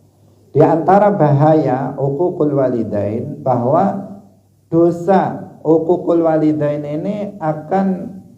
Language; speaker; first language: Indonesian; non-native, local second language; Javanese